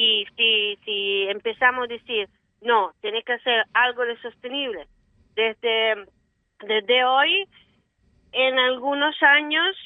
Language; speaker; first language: Spanish; non-native, fluent; Italian